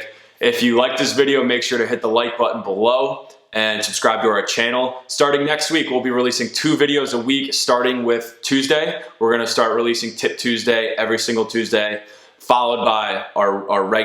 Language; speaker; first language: English; native; English